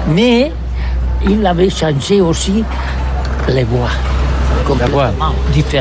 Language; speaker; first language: French; non-native, learner; Catalan